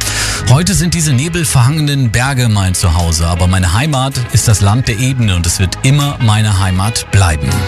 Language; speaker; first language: German; native; German